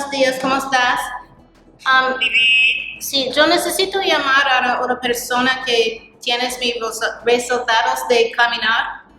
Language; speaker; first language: Spanish; non-native, learner; English